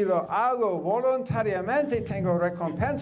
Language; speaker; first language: Spanish; non-native, fluent; English